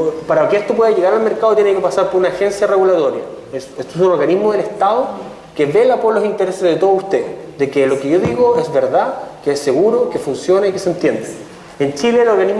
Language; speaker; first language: Spanish; native; Spanish